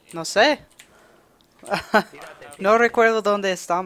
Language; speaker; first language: Spanish; non-native, learner; English